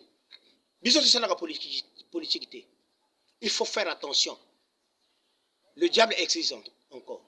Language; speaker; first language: French; non-native, local second language; Lingala